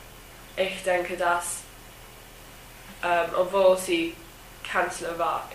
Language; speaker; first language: German; non-native, learner; English